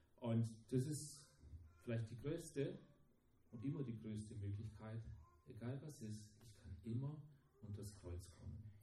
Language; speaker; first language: German; early bilingual, heritage; German